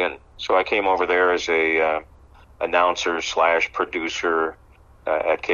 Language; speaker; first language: English; native; English